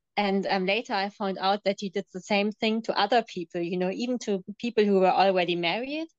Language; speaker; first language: English; non-native, fluent; German